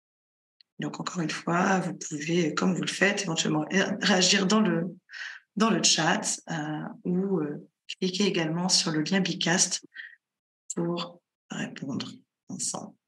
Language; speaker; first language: French; native; French